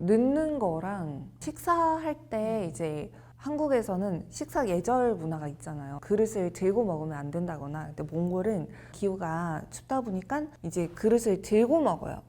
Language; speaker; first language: Korean; non-native, fluent; Mongolian